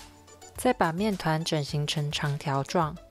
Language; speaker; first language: Chinese; native; Chinese